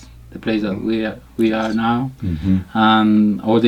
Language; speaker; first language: English; non-native, learner; Spanish